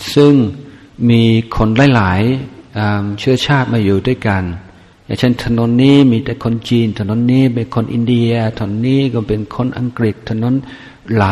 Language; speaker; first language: Thai; non-native, fluent; English